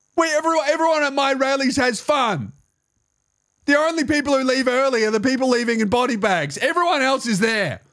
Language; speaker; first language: English; native; English